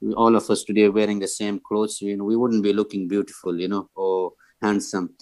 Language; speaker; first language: English; non-native, fluent; Persian